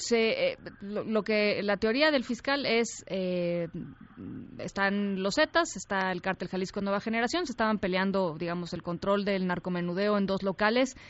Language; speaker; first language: Spanish; native; Spanish